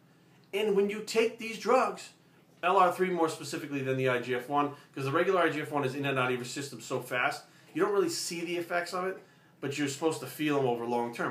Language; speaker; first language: English; native; English